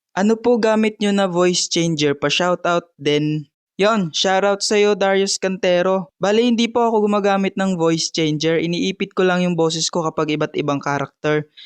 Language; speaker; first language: Filipino; non-native, local second language; Bikol